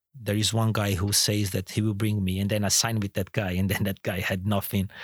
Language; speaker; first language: English; non-native, fluent; Portuguese